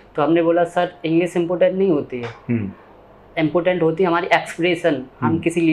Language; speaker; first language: Hindi; native; Hindi